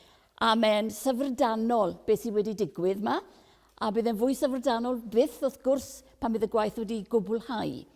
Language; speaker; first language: Welsh; native; Welsh